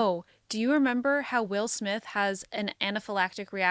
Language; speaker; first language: English; native; English